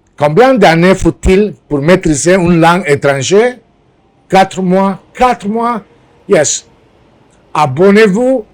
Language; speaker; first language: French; non-native, fluent; Spanish